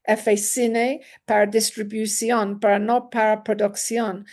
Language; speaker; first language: Spanish; non-native, learner; English